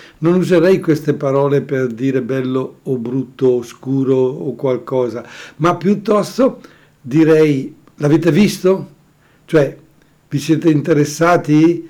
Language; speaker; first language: Italian; native; Italian